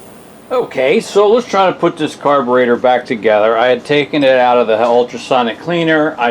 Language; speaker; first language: English; native; English